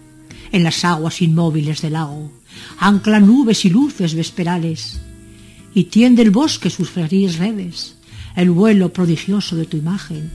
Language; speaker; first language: Spanish; native; Spanish